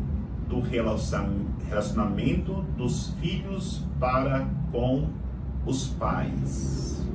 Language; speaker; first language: Portuguese; native; Portuguese